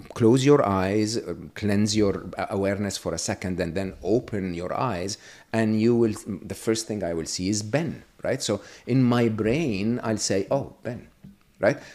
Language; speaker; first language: English; non-native, fluent; Arabic